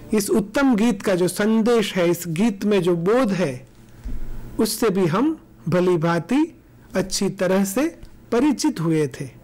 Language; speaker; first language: Hindi; non-native, local second language; Gujarati